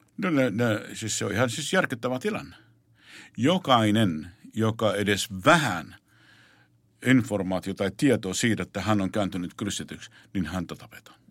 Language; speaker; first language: Finnish; non-native, fluent; Arabic